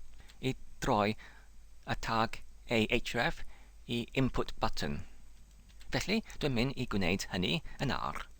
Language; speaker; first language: Welsh; non-native, fluent; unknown